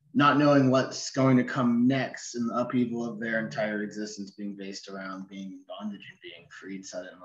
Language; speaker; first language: English; native; English